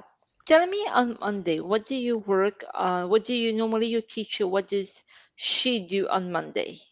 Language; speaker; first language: English; non-native, fluent; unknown